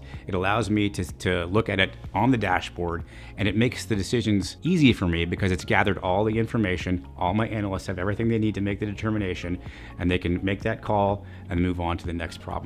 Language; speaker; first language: English; native; English